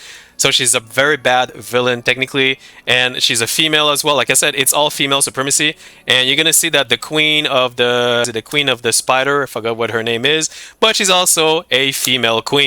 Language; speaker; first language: English; non-native, fluent; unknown